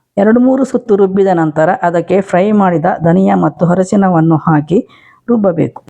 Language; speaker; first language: Kannada; non-native, local second language; Konkani